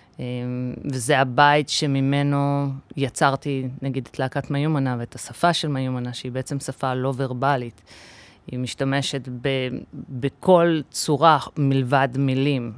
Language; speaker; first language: Hebrew; early bilingual, other home language; English